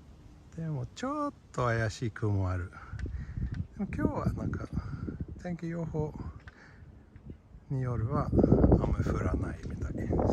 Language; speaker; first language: Japanese; non-native, fluent; Swedish